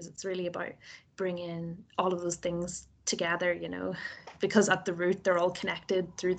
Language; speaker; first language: English; native; English